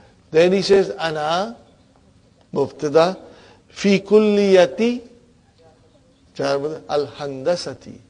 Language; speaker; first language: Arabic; non-native, fluent; English